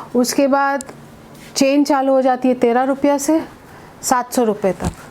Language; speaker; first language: Hindi; native; Hindi